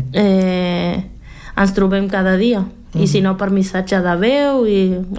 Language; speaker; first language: Catalan; non-native, fluent; Spanish